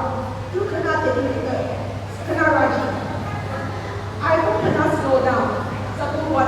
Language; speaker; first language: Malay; non-native, local second language; Chinese